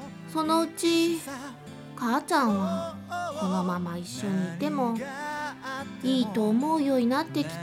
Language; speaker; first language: Japanese; native; Japanese